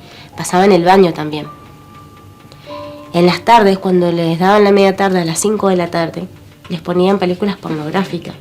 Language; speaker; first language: Spanish; native; Spanish